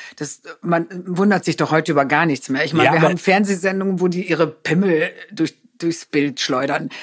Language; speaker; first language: German; non-native, local second language; Low German